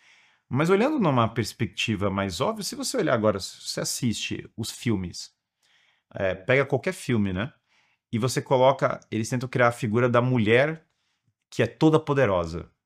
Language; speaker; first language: Portuguese; native; Portuguese